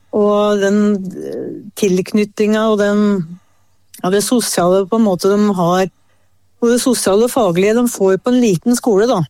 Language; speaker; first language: Norwegian; native; Norwegian